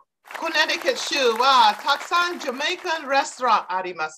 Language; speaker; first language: Japanese; non-native, learner; English